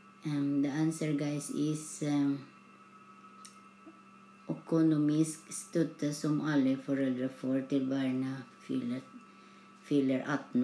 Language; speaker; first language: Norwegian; non-native, learner; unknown